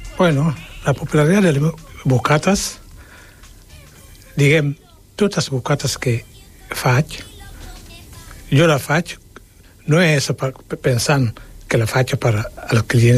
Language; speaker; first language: Catalan; non-native, fluent; Wolof